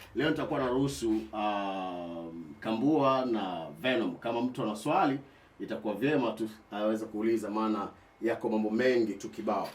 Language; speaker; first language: Swahili; native; Swahili